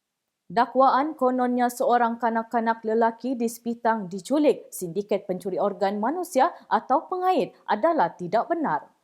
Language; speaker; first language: Malay; native; Malay